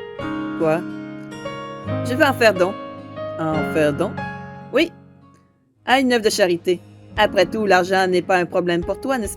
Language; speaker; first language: French; native; French